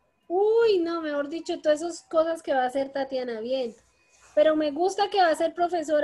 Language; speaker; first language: Spanish; native; Spanish